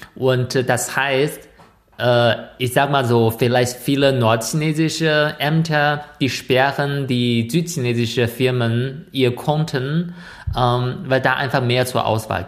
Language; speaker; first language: German; non-native, fluent; Chinese